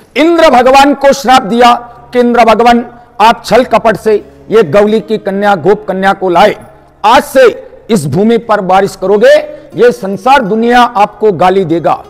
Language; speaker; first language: Hindi; non-native, local second language; Marathi